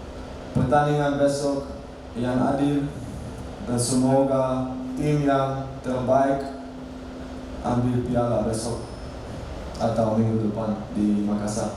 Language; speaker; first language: Indonesian; non-native, learner; Dutch